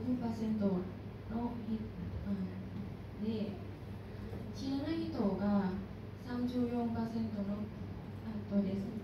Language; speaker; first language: Japanese; non-native, learner; Thai